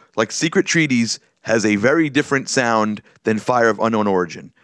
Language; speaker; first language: English; native; English